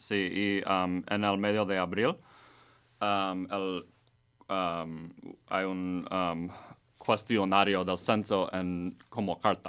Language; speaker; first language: Spanish; non-native, learner; English